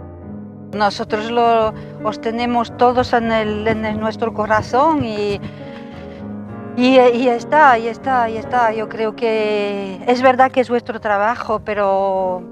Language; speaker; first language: Spanish; non-native, fluent; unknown